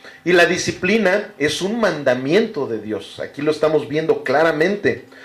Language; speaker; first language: Spanish; native; Spanish